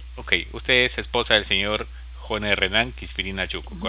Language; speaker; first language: Spanish; native; Spanish